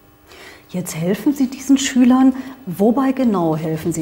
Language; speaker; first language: German; native; German